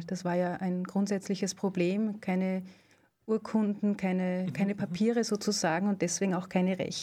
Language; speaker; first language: German; native; German